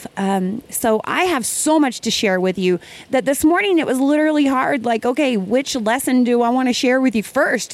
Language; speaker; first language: English; native; English